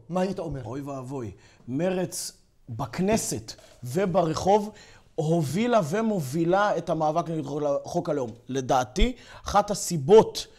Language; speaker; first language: Hebrew; native; Hebrew